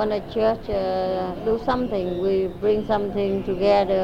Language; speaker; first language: English; non-native, learner; Vietnamese